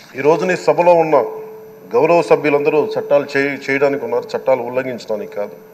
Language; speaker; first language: Telugu; native; Telugu